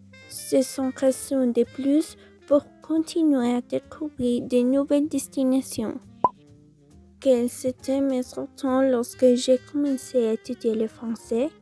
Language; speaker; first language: French; non-native, learner; Spanish